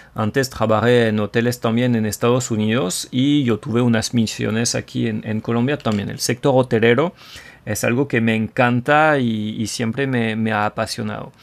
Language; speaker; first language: Spanish; non-native, fluent; French